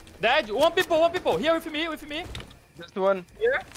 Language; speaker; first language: English; non-native, learner; Portuguese